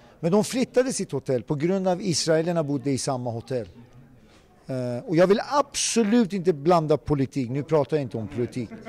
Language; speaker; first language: Swedish; early bilingual, other home language; Persian